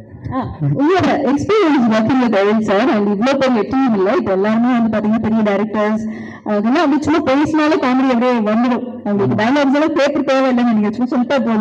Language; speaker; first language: Tamil; native; Tamil